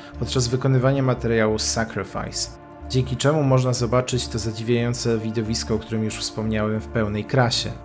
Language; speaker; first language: Polish; native; Polish